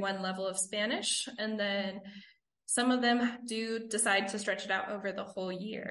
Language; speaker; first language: English; native; English